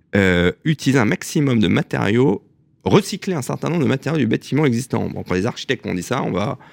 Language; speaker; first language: French; native; French